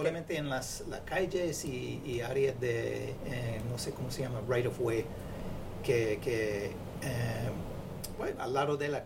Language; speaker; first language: Spanish; non-native, fluent; English